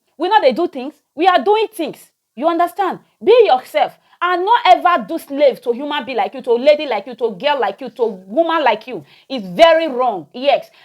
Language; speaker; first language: Nigerian Pidgin; native; Nigerian Pidgin